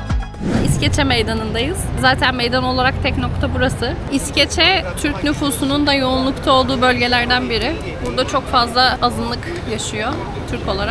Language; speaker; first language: Turkish; native; Turkish